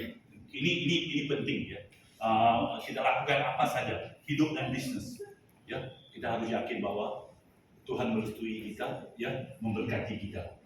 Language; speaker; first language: Indonesian; non-native, fluent; Tamil